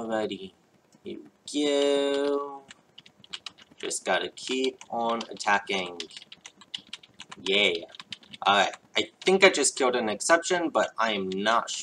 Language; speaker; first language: English; native; English